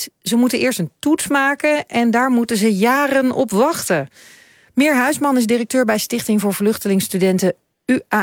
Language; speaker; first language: Dutch; native; Dutch